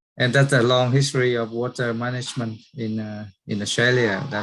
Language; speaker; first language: English; non-native, learner; Vietnamese